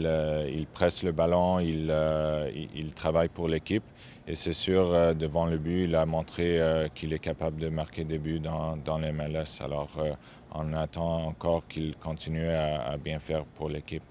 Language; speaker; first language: French; non-native, fluent; English